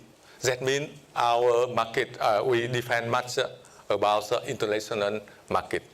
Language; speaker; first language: English; non-native, fluent; Vietnamese